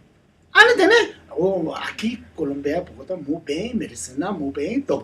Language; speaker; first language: Spanish; non-native, learner; Tibetan